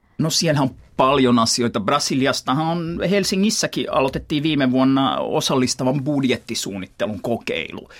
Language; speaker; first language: Finnish; native; Finnish